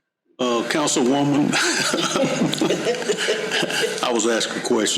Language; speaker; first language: English; native; English